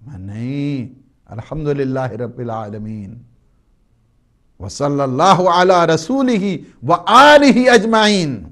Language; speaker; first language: Urdu; native; Urdu